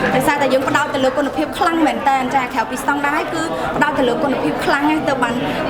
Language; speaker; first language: Khmer; native; Khmer